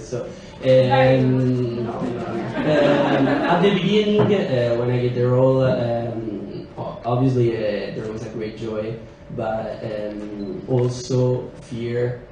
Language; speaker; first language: English; non-native, learner; Italian